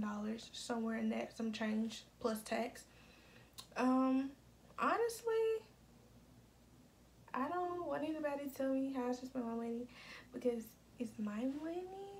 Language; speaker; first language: English; native; English